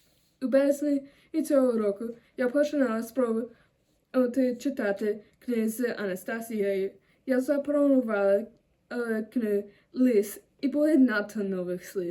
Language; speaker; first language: Ukrainian; non-native, learner; German